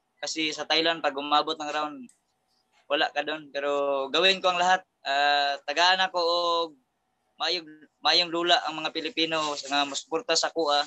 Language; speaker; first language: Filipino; non-native, local second language; Cebuano